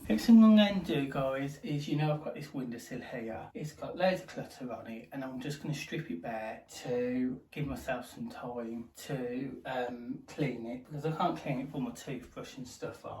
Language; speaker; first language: English; native; English